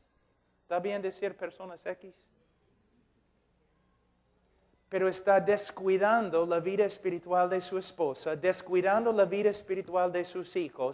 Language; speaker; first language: Spanish; non-native, fluent; English